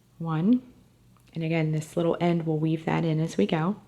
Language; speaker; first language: English; native; English